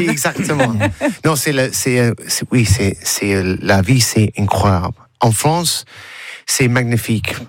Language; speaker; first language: French; non-native, learner; English